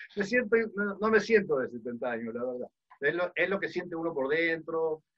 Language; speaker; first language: Spanish; early bilingual, other home language; Dutch